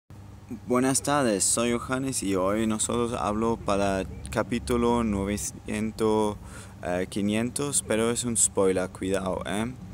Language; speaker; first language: Spanish; non-native, learner; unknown